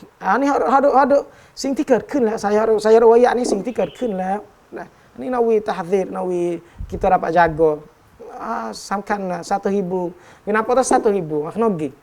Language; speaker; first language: Malay; native; Malay